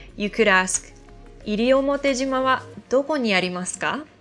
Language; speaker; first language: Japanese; non-native, fluent; English